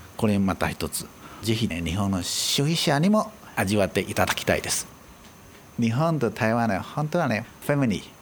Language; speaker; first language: Japanese; non-native, fluent; Chinese